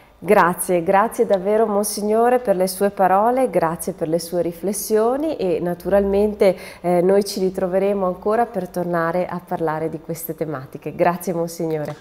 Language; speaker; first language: Italian; native; Italian